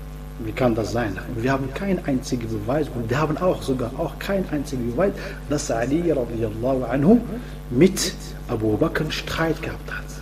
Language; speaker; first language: German; non-native, fluent; Arabic